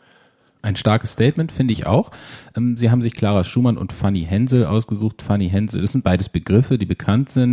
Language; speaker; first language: German; native; German